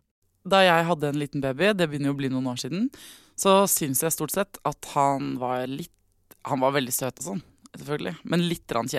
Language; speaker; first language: Norwegian; native; Norwegian